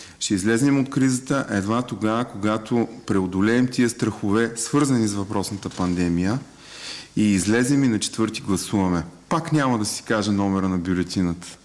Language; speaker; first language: Bulgarian; native; Bulgarian